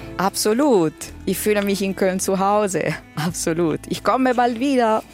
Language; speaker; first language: German; non-native, fluent; Italian